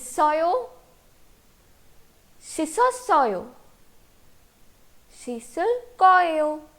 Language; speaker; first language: Korean; non-native, fluent; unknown